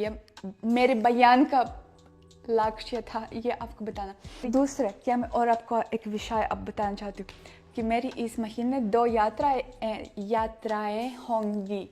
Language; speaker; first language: Hindi; non-native, fluent; Russian